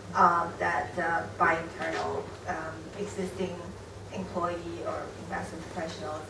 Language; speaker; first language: English; non-native, fluent; Chinese